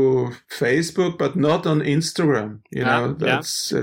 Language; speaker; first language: English; non-native, fluent; German